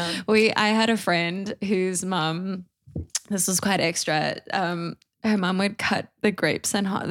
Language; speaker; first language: English; native; English